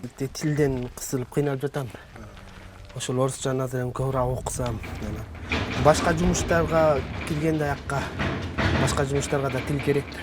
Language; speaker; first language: Kyrgyz; early bilingual, heritage; Kyrgyz